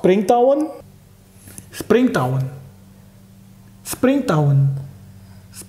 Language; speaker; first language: Dutch; early bilingual, other home language; Turkish